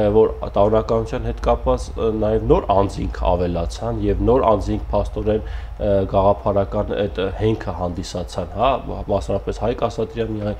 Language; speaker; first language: Armenian; native; Armenian